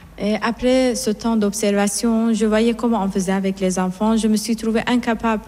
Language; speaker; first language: French; non-native, fluent; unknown